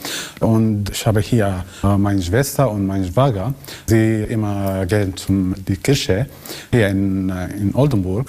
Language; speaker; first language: German; non-native, learner; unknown